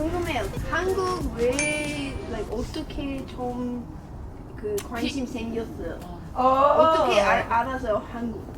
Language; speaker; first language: Korean; non-native, learner; English